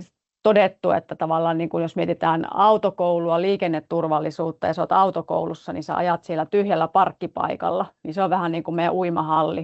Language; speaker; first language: Finnish; native; Finnish